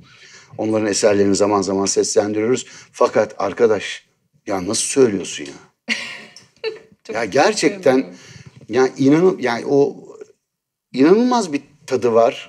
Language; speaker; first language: Turkish; native; Turkish